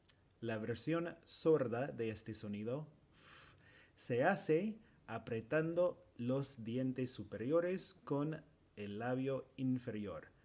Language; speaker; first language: Spanish; non-native, fluent; English